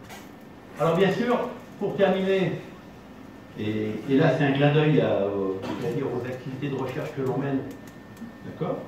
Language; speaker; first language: French; native; French